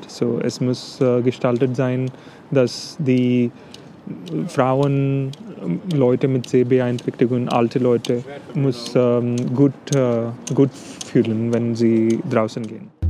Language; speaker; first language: German; non-native, fluent; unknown